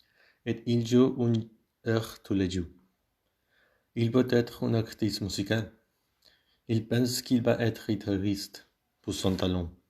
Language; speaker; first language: French; non-native, learner; Spanish